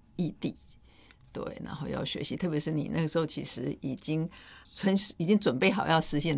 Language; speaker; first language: Chinese; native; Chinese